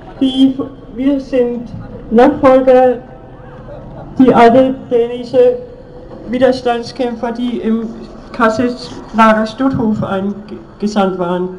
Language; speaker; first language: German; non-native, learner; Danish